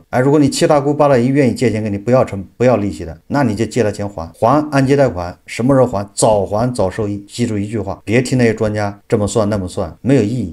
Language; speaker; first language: Chinese; native; Chinese